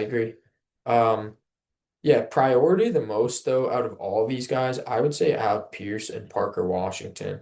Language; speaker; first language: English; native; English